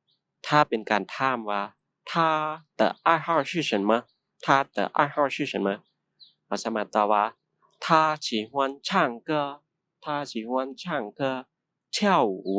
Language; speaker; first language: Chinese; non-native, fluent; Lao